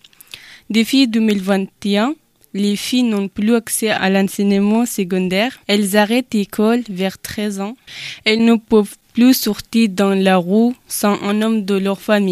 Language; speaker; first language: French; non-native, learner; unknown